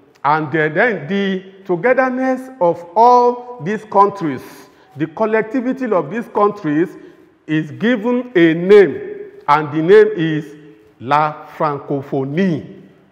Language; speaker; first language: English; non-native, local second language; Yoruba